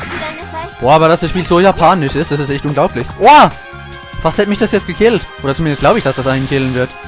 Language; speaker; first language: German; native; German